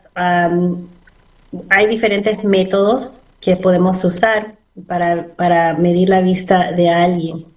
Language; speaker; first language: Spanish; early bilingual, heritage; Spanish